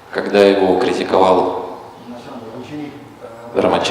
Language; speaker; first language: Russian; native; Russian